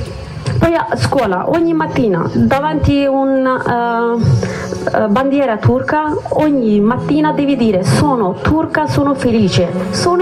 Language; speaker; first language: Italian; non-native, learner; Kurdish